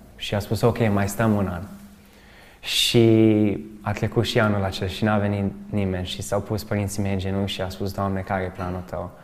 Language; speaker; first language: Romanian; early bilingual, other home language; English